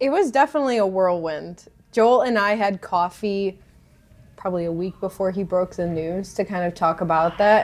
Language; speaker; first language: English; native; English